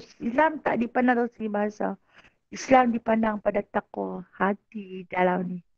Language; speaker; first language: Malay; native; Malay